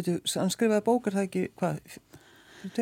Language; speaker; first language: Icelandic; native; Icelandic